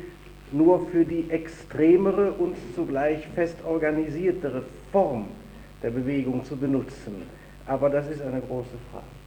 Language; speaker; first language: German; native; German